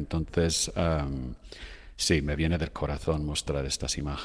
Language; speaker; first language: Spanish; non-native, fluent; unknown